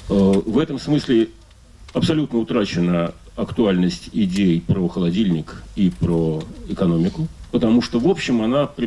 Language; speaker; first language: Russian; native; Russian